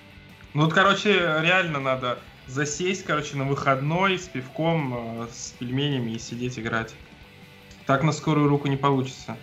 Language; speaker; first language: Russian; native; Russian